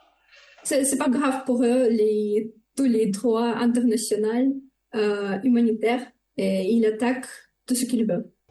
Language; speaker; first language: French; non-native, fluent; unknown